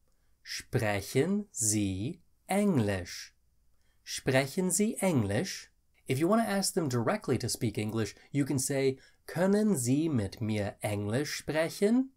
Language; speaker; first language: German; non-native, fluent; English